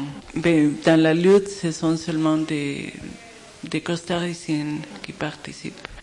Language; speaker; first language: French; non-native, fluent; Spanish